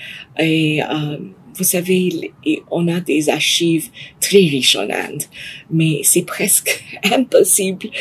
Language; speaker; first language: French; non-native, fluent; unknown